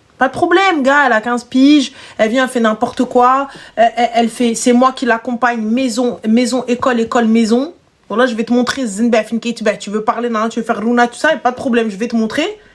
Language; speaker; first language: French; native; French